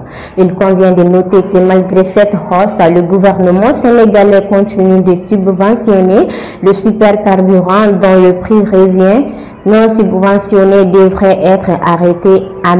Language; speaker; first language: French; non-native, local second language; Bambara